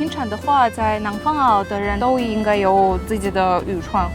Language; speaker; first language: Chinese; non-native, fluent; Russian